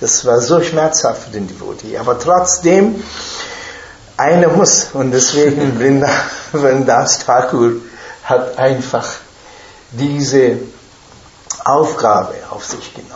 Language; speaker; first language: German; non-native, fluent; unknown